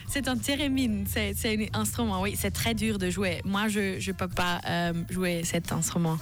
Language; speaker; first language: French; non-native, learner; German